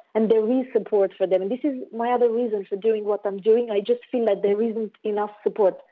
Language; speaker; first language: English; non-native, fluent; Romanian